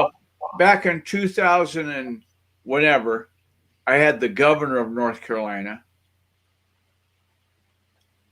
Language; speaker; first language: English; native; English